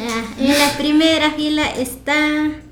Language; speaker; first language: Spanish; non-native, local second language; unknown